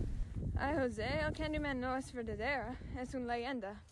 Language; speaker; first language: Spanish; non-native, learner; English